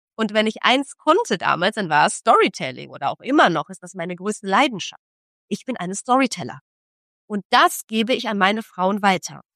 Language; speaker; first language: German; early bilingual, other home language; Polish